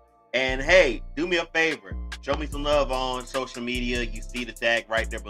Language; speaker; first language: English; native; English